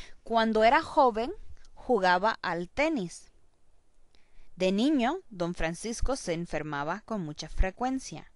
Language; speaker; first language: Spanish; non-native, learner; English